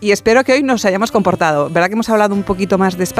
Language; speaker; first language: Spanish; native; Spanish